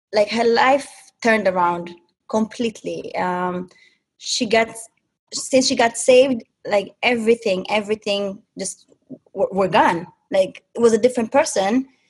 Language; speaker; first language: English; non-native, fluent; Hebrew